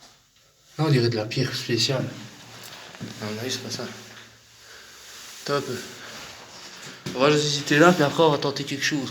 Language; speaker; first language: French; native; French